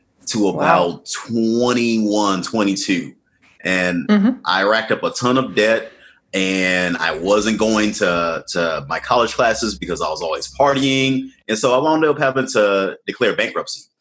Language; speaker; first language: English; native; English